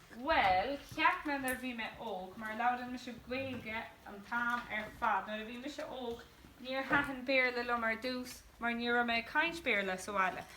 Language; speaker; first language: Irish; native; Irish